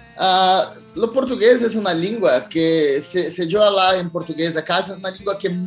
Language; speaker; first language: Spanish; non-native, learner; Portuguese